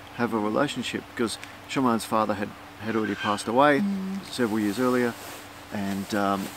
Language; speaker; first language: English; native; English